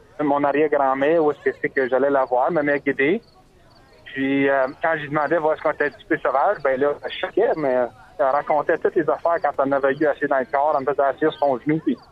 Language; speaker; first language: French; native; French